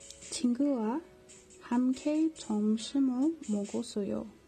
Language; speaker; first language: Korean; non-native, learner; English